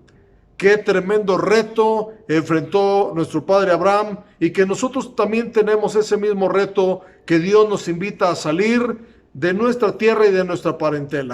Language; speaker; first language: Spanish; native; Spanish